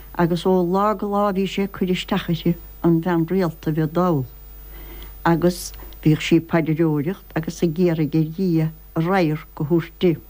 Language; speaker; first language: Irish; native; Irish